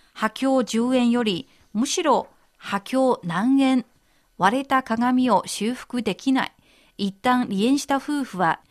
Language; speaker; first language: Japanese; non-native, fluent; Chinese